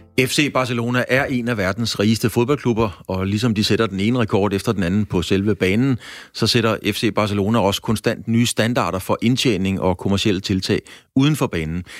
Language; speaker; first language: Danish; native; Danish